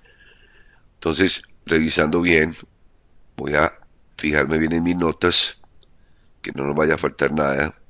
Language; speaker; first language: Spanish; native; Spanish